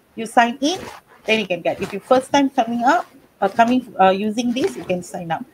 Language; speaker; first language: English; non-native, local second language; Malay